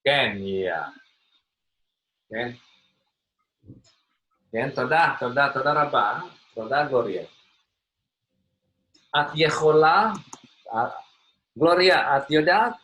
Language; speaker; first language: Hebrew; non-native, fluent; Indonesian